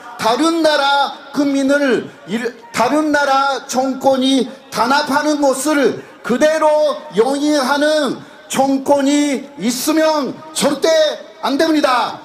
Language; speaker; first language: Korean; non-native, fluent; Japanese